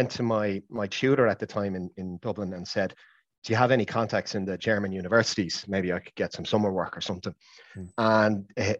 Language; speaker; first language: English; native; English